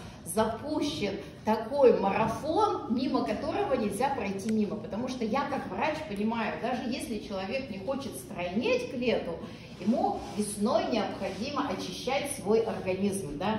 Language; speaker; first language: Russian; native; Russian